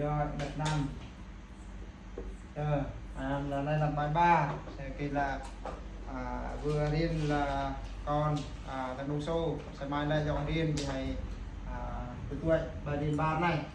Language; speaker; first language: Vietnamese; non-native, local second language; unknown